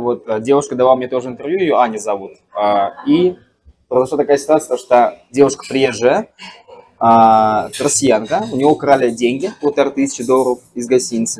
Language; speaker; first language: Russian; native; Russian